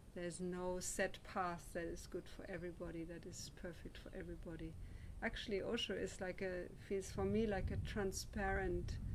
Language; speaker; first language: English; non-native, fluent; German